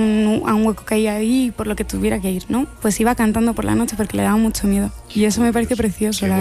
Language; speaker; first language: Spanish; native; Spanish